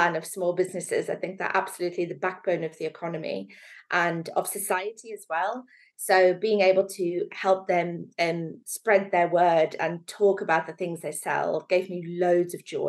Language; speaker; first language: English; native; English